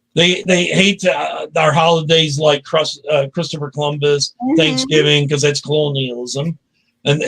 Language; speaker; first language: English; native; English